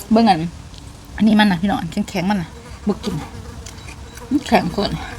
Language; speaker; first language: Thai; native; Thai